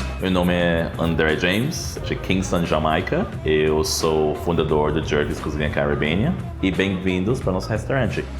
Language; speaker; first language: Portuguese; non-native, fluent; English